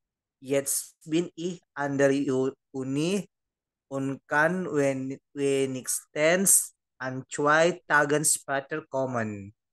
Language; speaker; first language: German; non-native, learner; Indonesian